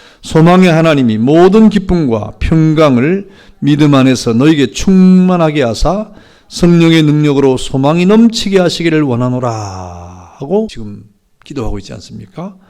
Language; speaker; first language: Korean; native; Korean